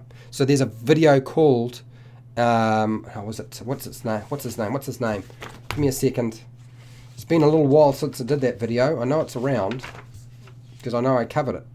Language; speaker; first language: English; native; English